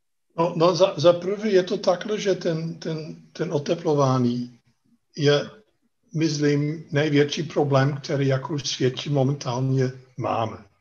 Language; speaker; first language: Czech; non-native, fluent; Dutch